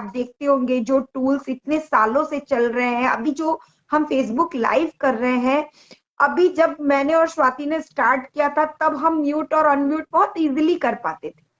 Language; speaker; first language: Hindi; native; Hindi